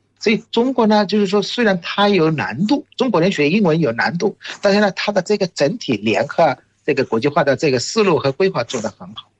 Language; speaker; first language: Chinese; non-native, fluent; Bangla